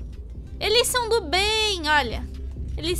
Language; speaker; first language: Portuguese; native; Portuguese